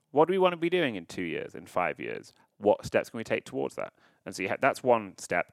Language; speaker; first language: English; native; English